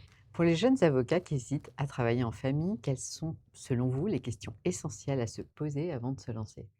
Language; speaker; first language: French; native; French